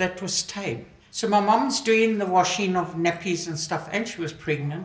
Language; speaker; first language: English; native; English